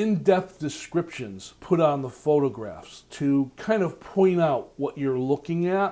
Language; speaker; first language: English; native; English